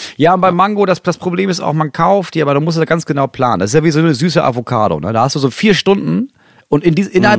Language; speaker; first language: German; native; German